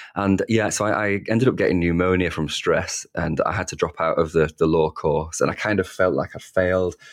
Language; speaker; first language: English; native; English